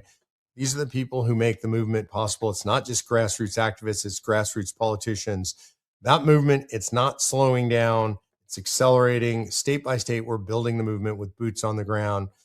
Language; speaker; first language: English; native; English